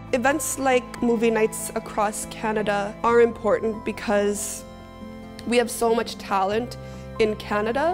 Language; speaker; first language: English; native; English